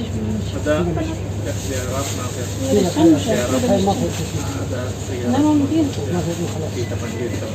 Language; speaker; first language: Indonesian; non-native, learner; Arabic